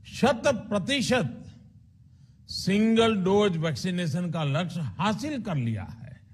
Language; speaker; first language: Hindi; non-native, local second language; Gujarati